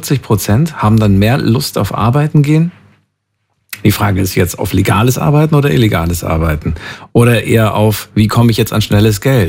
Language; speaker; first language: German; native; German